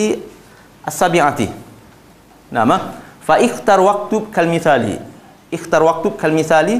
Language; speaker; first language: Arabic; non-native, fluent; Malay